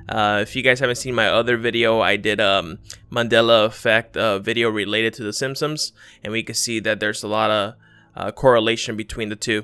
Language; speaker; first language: English; native; English